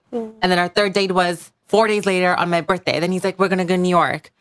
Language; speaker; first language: English; early bilingual, other home language; Bangla